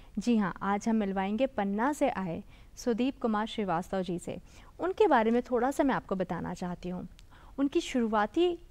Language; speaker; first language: Hindi; native; Hindi